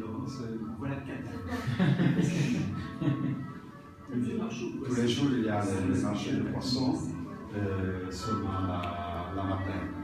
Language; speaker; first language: French; non-native, learner; Italian